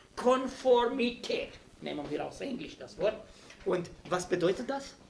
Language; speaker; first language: German; non-native, fluent; Romanian